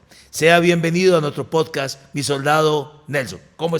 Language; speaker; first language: Spanish; native; Spanish